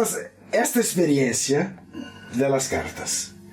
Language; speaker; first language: Spanish; non-native, learner; Portuguese